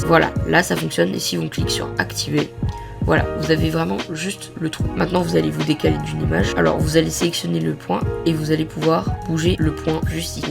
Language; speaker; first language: French; native; French